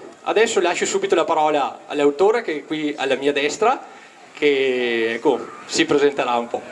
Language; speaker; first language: Italian; native; Italian